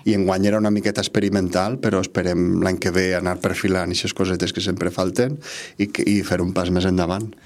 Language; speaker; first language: Catalan; native; Catalan